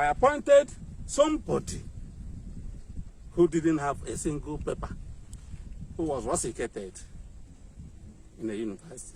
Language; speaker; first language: English; non-native, local second language; Igbo